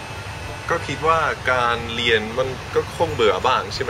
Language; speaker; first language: Thai; non-native, fluent; Dutch